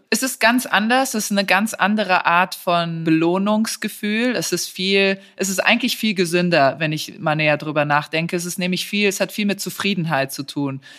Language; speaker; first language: German; early bilingual, other home language; Serbian